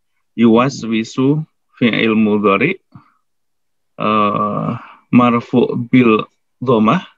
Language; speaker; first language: Arabic; non-native, learner; Indonesian